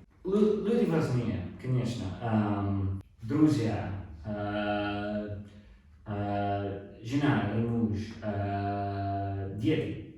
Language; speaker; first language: Russian; non-native, learner; English